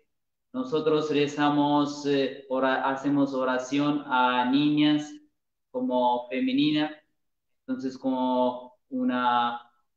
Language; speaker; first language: Spanish; non-native, learner; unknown